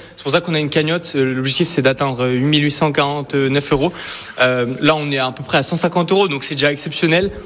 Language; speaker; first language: French; early bilingual, other home language; Ukrainian